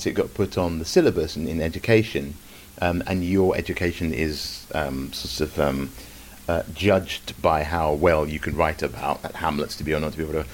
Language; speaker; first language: English; native; English